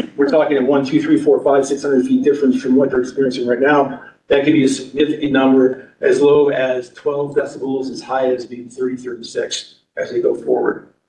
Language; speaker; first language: English; native; English